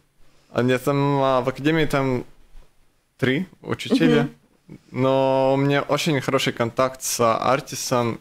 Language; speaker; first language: Russian; non-native, local second language; Latvian